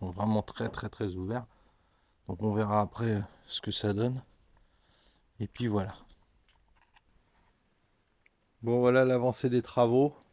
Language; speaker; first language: French; native; French